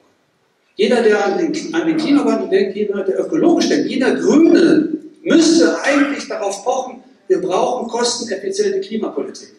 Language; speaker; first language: German; native; German